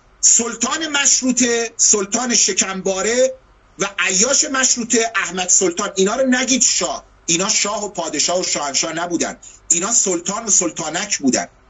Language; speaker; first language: Persian; non-native, local second language; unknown